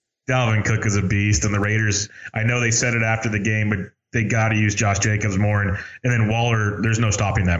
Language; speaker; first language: English; native; English